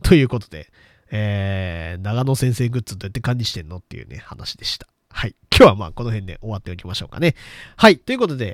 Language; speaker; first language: Japanese; native; Japanese